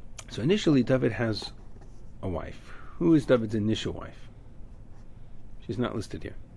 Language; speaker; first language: English; native; English